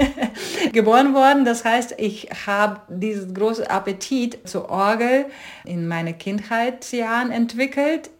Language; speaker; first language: German; non-native, fluent; Latvian